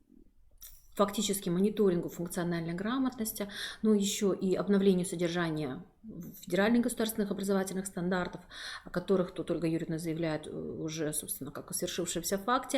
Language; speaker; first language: Russian; native; Russian